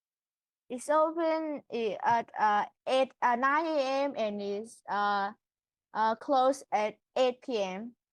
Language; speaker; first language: English; non-native, learner; Vietnamese